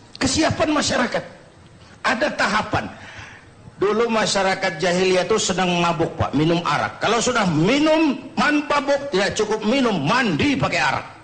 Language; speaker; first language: Indonesian; native; Indonesian